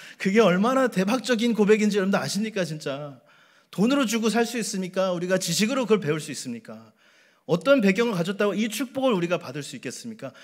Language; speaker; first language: Korean; native; Korean